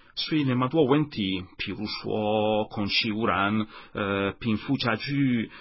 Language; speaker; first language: Chinese; non-native, fluent; Italian